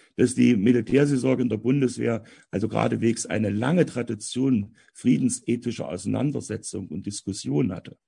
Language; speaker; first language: German; native; German